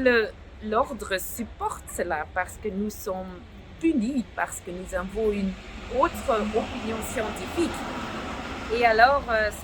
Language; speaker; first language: French; non-native, local second language; Dutch